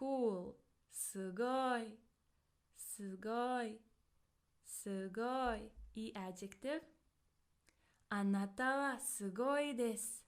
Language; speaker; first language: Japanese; non-native, fluent; English